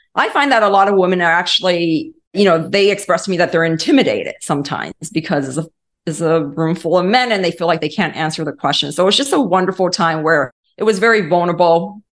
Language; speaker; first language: English; native; English